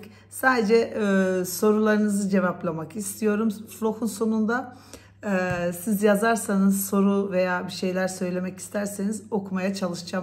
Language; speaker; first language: Turkish; early bilingual, heritage; Turkish